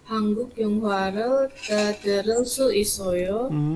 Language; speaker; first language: Korean; non-native, learner; Indonesian